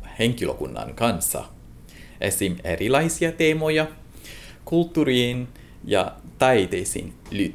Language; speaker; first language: Finnish; non-native, fluent; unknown